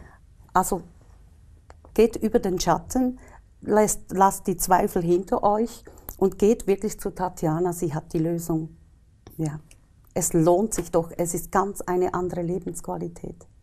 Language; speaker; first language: German; native; German